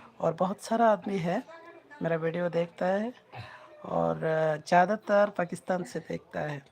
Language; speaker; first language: Hindi; non-native, learner; Bangla